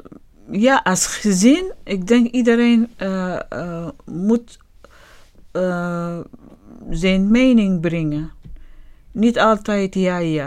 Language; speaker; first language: Dutch; non-native, learner; Arabic